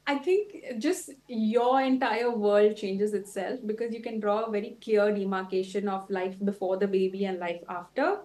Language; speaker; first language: English; non-native, local second language; Tulu